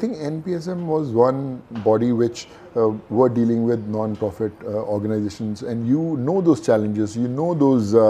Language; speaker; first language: English; non-native, local second language; Punjabi